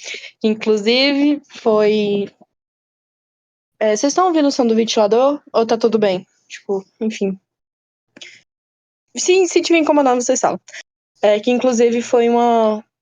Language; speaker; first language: Portuguese; native; Portuguese